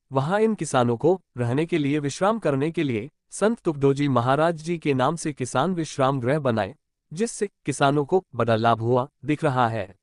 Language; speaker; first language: Hindi; non-native, local second language; Marathi